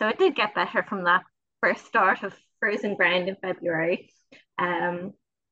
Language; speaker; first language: English; native; English